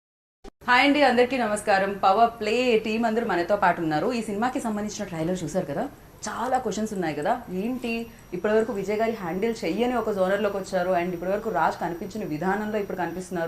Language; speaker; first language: Telugu; native; Telugu